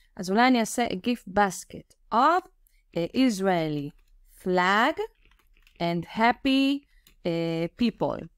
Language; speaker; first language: Hebrew; native; Hebrew